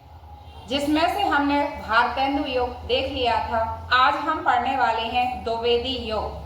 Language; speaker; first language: Hindi; native; Hindi